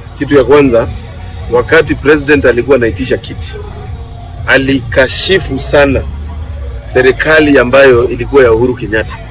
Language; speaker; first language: Swahili; non-native, local second language; Embu